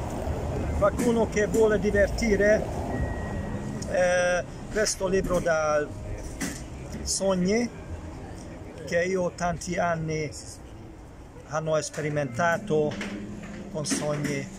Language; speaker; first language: Italian; non-native, learner; Hungarian